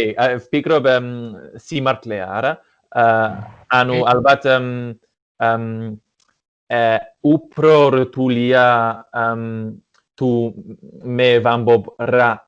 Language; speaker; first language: Georgian; non-native, learner; English